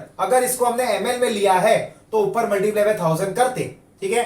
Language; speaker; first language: Hindi; non-native, local second language; Gujarati